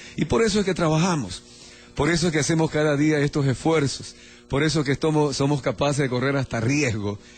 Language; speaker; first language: Spanish; native; Spanish